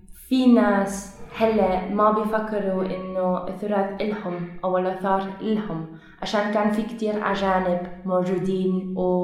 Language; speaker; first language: Arabic; non-native, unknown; Dutch